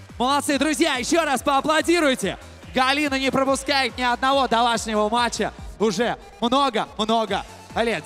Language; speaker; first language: Russian; native; Russian